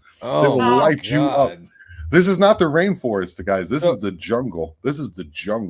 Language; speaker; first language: English; native; English